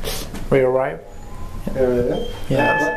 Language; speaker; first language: English; non-native, learner; French